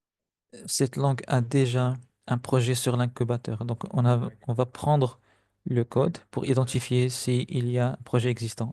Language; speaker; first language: French; non-native, fluent; Spanish